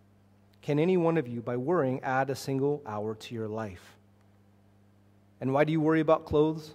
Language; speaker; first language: English; native; English